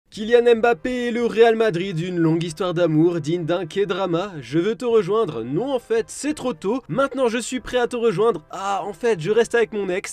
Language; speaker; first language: French; native; French